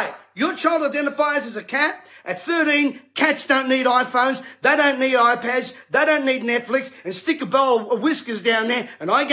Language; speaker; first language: English; native; English